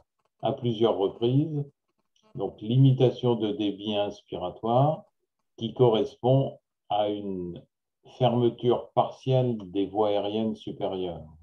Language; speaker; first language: French; native; French